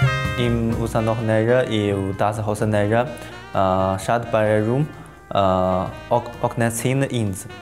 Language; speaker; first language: Armenian; non-native, learner; Chinese